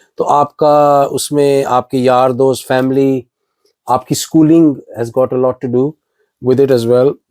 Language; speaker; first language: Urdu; non-native, local second language; Punjabi